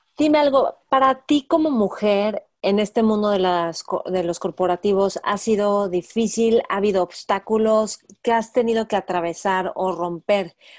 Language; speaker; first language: Spanish; native; Spanish